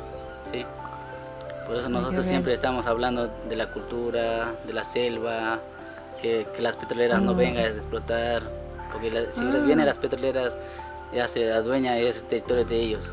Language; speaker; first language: Spanish; non-native, local second language; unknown